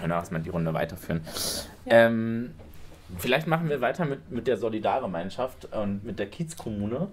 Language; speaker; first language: German; native; German